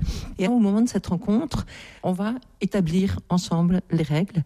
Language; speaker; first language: French; native; French